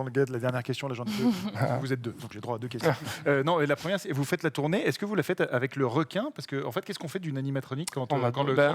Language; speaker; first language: French; native; French